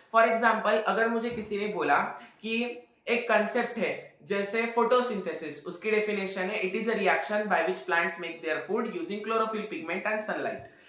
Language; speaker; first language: Hindi; non-native, local second language; Marathi